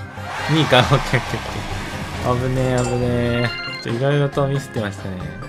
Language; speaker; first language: Japanese; native; Japanese